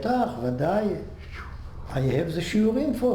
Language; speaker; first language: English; non-native, learner; French